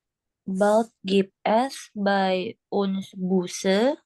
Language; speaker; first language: German; non-native, learner; Indonesian